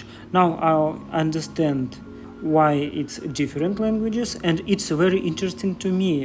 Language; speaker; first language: English; non-native, learner; Russian